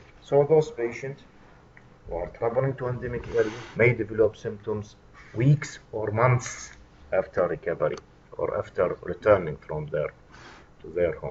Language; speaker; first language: English; non-native, fluent; Arabic